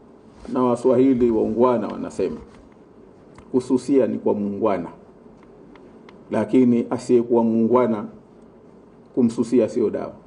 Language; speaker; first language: Swahili; native; Swahili